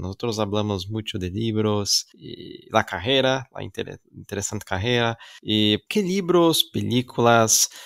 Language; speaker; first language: Spanish; non-native, fluent; Portuguese